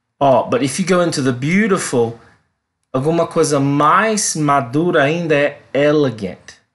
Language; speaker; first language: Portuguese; non-native, learner; English